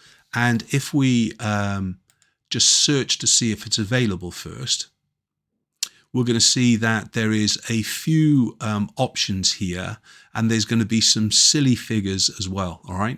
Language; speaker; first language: English; native; English